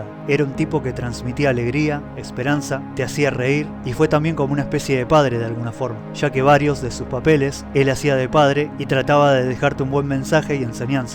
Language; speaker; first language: Spanish; native; Spanish